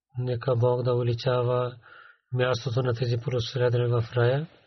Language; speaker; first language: Bulgarian; non-native, learner; Urdu